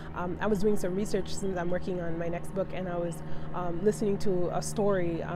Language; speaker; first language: English; early bilingual, other home language; Spanish